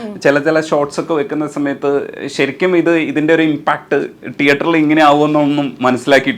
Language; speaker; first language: Malayalam; native; Malayalam